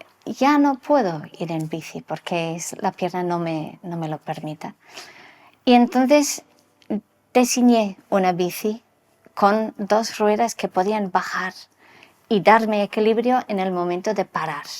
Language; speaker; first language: Spanish; non-native, local second language; English